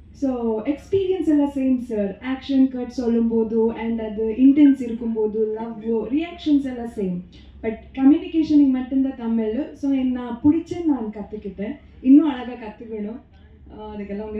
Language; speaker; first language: Tamil; non-native, local second language; Kannada